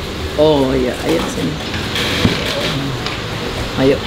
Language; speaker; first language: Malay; non-native, local second language; Javanese